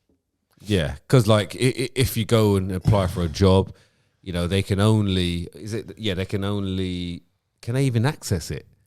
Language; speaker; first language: English; native; English